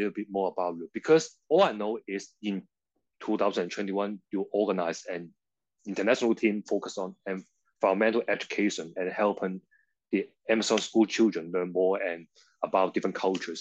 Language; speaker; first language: English; non-native, local second language; Cantonese